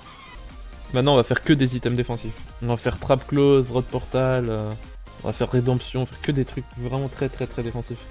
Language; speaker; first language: French; native; French